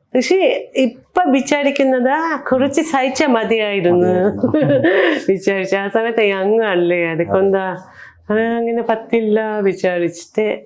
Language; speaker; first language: Malayalam; non-native, learner; Japanese